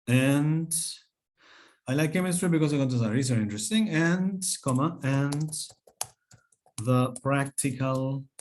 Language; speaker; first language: English; non-native, fluent; Spanish